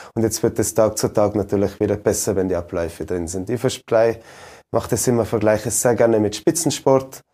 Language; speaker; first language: German; native; German